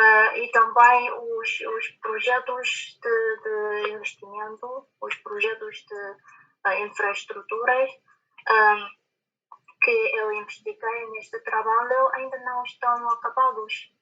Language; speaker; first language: Portuguese; non-native, fluent; Chinese